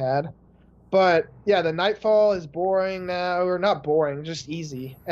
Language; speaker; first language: English; native; English